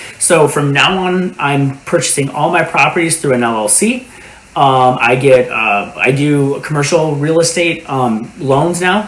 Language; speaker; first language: English; native; English